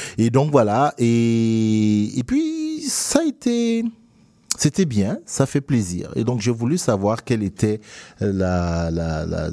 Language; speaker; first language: French; non-native, local second language; Duala